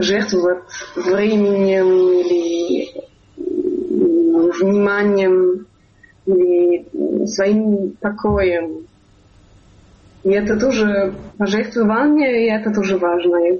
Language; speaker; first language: Russian; non-native, fluent; German